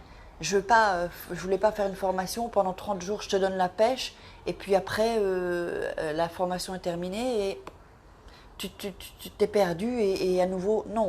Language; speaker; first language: French; native; French